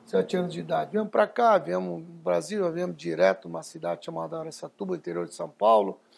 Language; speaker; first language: Portuguese; early bilingual, other home language; Arabic